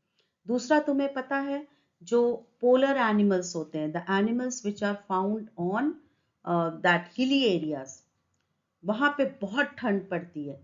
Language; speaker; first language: Hindi; native; Hindi